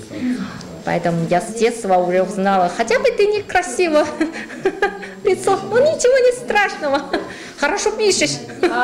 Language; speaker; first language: Russian; non-native, learner; Chinese